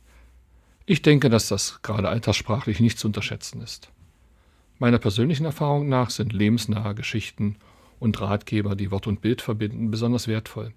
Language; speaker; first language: German; native; German